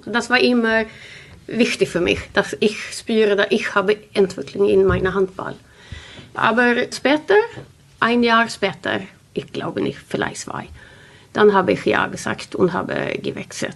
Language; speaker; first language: German; non-native, learner; Swedish